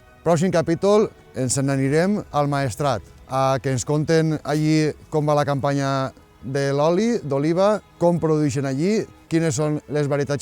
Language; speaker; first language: Catalan; native; Catalan